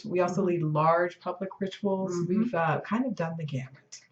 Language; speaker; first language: English; native; English